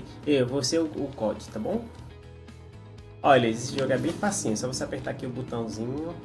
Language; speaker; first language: Portuguese; native; Portuguese